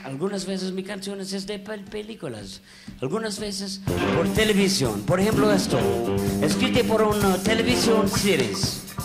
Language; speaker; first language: Spanish; non-native, learner; English